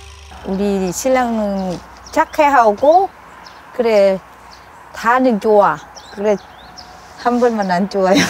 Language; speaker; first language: Korean; non-native, learner; Vietnamese